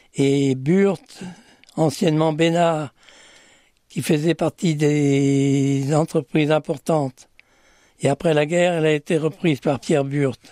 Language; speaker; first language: French; native; French